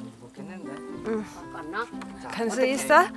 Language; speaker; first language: Korean; non-native, learner; Thai